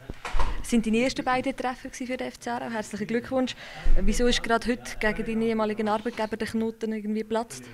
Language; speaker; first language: German; native; German